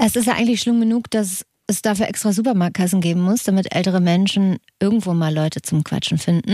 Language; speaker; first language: German; native; German